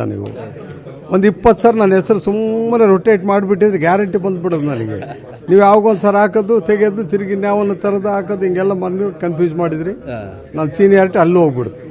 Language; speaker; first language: Kannada; native; Kannada